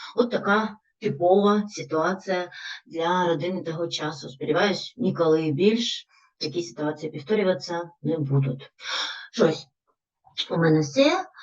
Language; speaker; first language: Ukrainian; non-native, local second language; Russian